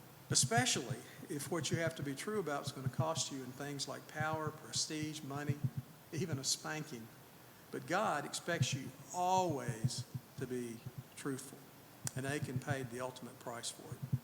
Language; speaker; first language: English; native; English